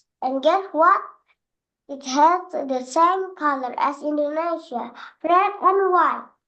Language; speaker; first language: English; non-native, learner; Indonesian